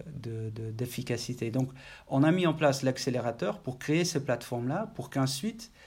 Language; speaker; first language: French; non-native, fluent; Dutch